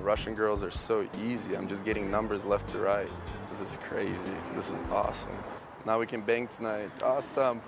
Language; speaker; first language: English; early bilingual, other home language; Russian